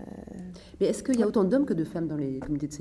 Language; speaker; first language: French; native; French